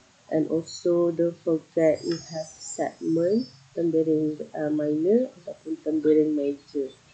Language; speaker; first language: English; non-native, local second language; Malay